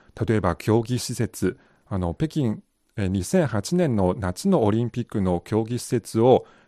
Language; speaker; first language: Japanese; non-native, fluent; Chinese